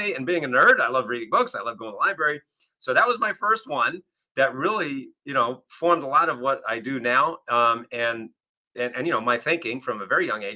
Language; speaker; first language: English; native; English